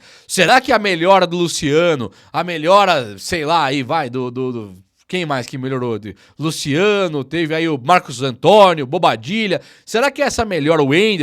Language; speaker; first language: Portuguese; native; Portuguese